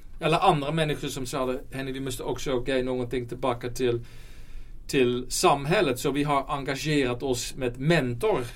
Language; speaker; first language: Swedish; non-native, fluent; Dutch